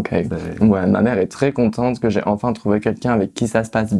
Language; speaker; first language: French; native; French